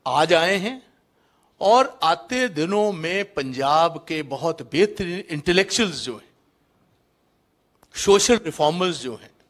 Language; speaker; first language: Hindi; non-native, local second language; Punjabi